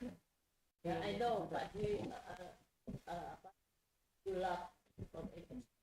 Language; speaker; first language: English; non-native, fluent; Indonesian